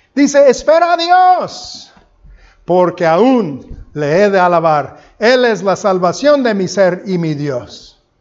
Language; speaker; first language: Spanish; non-native, fluent; English